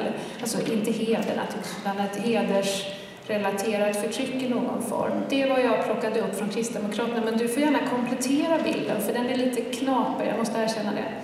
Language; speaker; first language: Swedish; native; Swedish